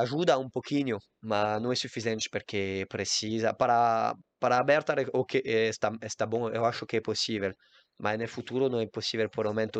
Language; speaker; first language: Portuguese; non-native, learner; French